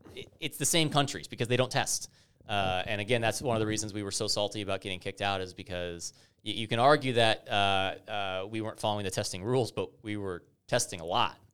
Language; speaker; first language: English; native; English